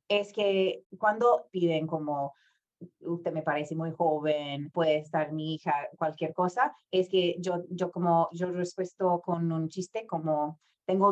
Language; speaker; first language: Spanish; non-native, fluent; English